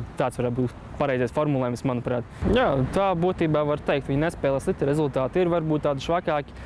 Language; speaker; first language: Latvian; native; Latvian